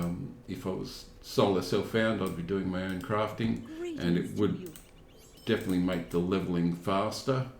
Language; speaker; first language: English; native; English